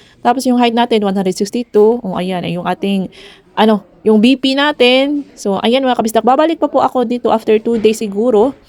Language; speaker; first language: Filipino; non-native, local second language; Cebuano